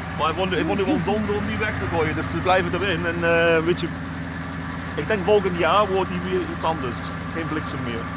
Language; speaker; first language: Dutch; non-native, fluent; English